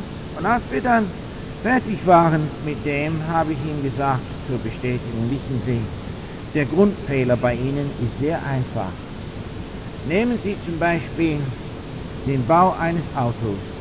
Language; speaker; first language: German; non-native, fluent; English